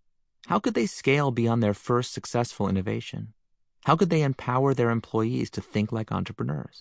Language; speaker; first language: English; native; English